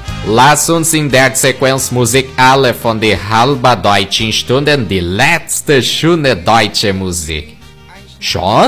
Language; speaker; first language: German; non-native, learner; Portuguese